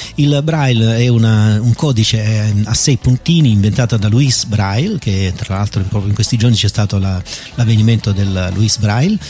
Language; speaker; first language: Italian; native; Italian